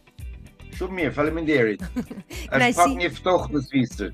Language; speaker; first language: Albanian; non-native, learner; German